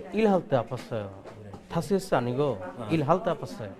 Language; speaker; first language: Korean; non-native, learner; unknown